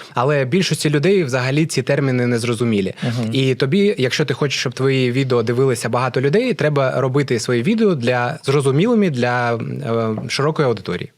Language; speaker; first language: Ukrainian; non-native, local second language; Russian